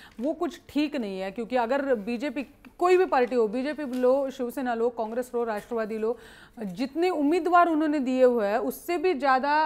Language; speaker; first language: Hindi; non-native, local second language; Marathi